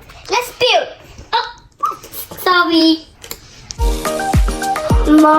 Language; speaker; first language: English; non-native, learner; Vietnamese